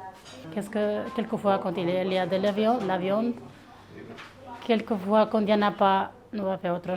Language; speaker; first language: French; non-native, learner; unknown